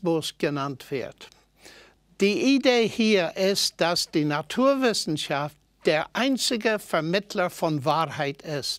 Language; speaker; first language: German; non-native, fluent; English